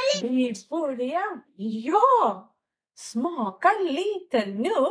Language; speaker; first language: Swedish; non-native, learner; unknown